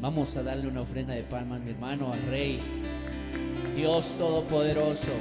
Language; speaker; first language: Spanish; native; Spanish